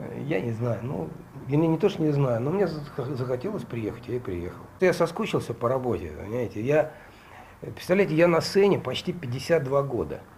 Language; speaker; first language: Russian; native; Russian